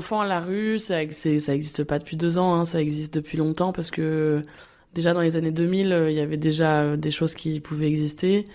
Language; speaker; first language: French; native; French